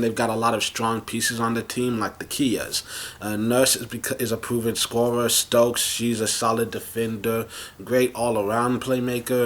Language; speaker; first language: English; native; English